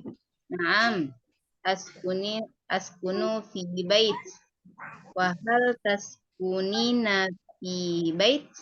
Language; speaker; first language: Arabic; non-native, learner; Indonesian